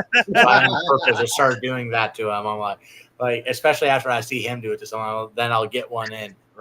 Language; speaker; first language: English; native; English